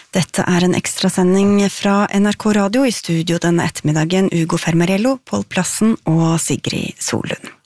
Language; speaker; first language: Norwegian; native; Norwegian